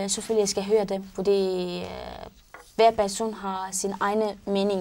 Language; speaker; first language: Danish; non-native, learner; Arabic